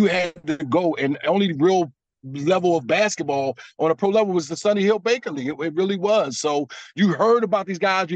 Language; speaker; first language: English; native; English